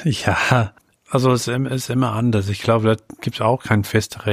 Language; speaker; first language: German; non-native, fluent; English